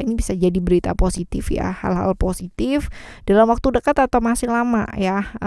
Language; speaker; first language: Indonesian; native; Indonesian